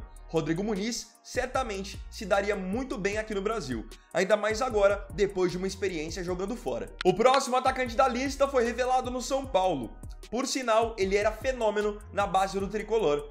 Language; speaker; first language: Portuguese; native; Portuguese